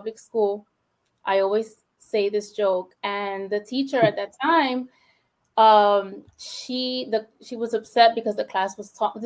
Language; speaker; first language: English; early bilingual, other home language; Spanish